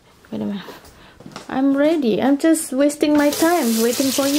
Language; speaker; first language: English; non-native, learner; Indonesian